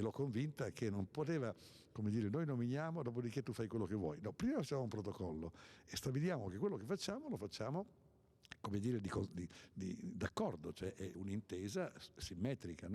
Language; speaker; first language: Italian; native; Italian